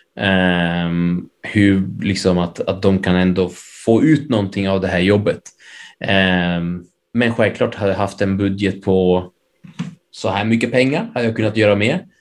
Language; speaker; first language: Swedish; early bilingual, other home language; Spanish